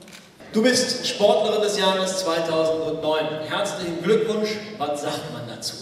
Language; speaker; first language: German; native; German